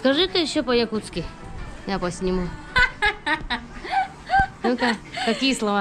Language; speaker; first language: Russian; non-native, local second language; Yakut